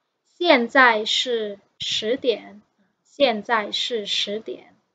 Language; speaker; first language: Chinese; non-native, fluent; Indonesian